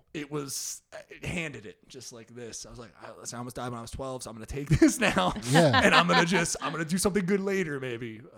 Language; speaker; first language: English; native; English